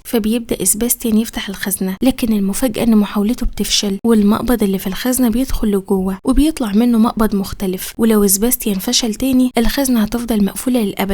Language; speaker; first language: Arabic; native; Arabic